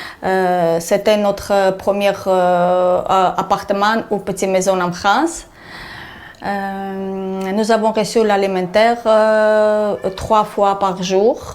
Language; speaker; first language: French; non-native, learner; Armenian